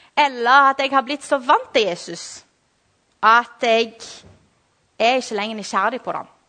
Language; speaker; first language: Norwegian; non-native, fluent; Portuguese